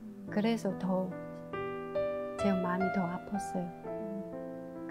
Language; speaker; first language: Korean; non-native, learner; Chinese